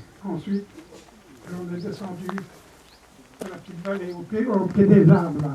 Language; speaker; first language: French; native; French